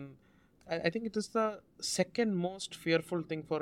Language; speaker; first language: English; non-native, local second language; Malayalam